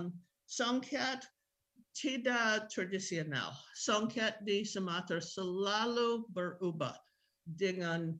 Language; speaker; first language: Indonesian; non-native, fluent; English